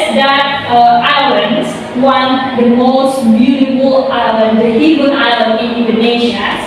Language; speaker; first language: English; non-native, learner; Indonesian